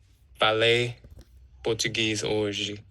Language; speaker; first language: Portuguese; non-native, learner; English